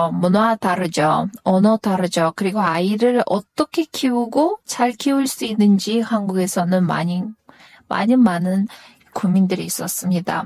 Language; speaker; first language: Korean; non-native, fluent; Kyrgyz